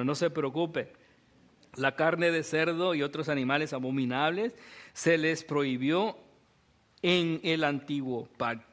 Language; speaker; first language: Spanish; native; Spanish